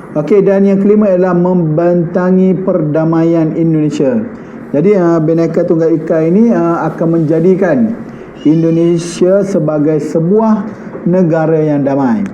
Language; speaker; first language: Malay; native; Malay